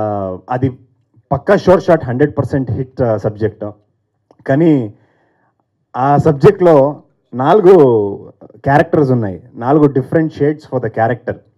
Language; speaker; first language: Telugu; non-native, fluent; Kannada